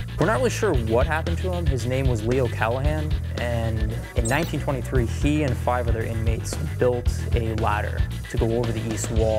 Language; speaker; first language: English; native; English